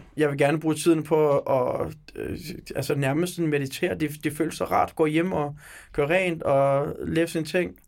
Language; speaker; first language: Danish; early bilingual, other home language; Turkish